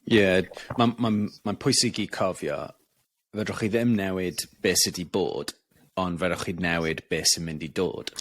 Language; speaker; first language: Welsh; non-native, local second language; English